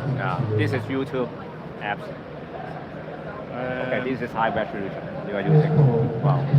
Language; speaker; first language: English; non-native, learner; Cantonese